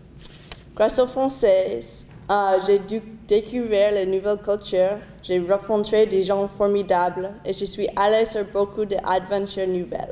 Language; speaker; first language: French; non-native, learner; English